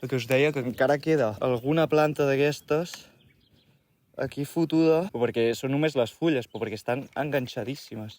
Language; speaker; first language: Catalan; native; Catalan